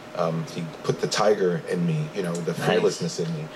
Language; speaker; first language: English; native; English